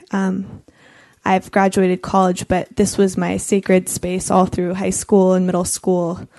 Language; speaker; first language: English; native; English